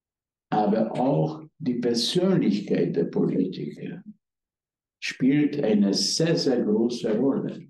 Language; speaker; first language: German; non-native, fluent; Hungarian